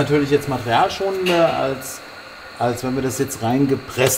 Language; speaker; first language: German; native; German